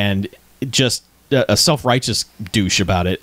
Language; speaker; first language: English; native; English